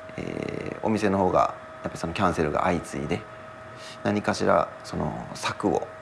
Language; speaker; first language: Japanese; native; Japanese